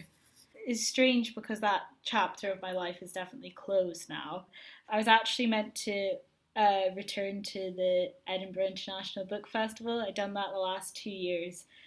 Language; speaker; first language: English; native; English